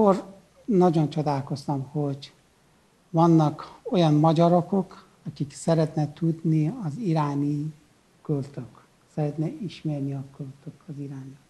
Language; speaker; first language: Hungarian; non-native, learner; Persian